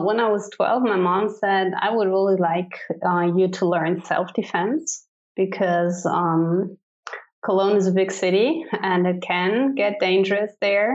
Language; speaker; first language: English; non-native, fluent; German